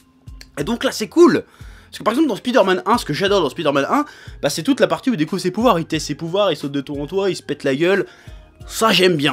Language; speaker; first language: French; native; French